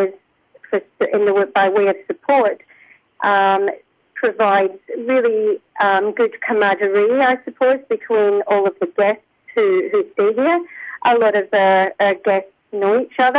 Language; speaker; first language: English; native; English